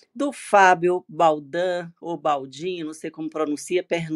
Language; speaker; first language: Portuguese; native; Portuguese